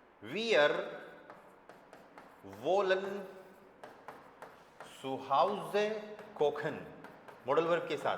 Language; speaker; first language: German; non-native, fluent; Hindi